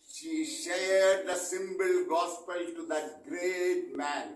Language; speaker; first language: English; non-native, local second language; Malayalam